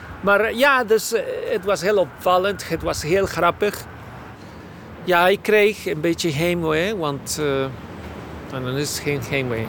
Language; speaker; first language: Dutch; non-native, fluent; Spanish